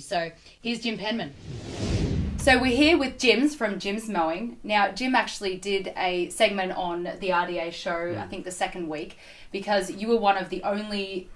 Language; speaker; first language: English; native; English